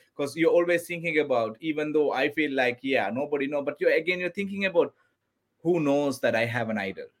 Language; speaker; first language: English; non-native, local second language; Tamil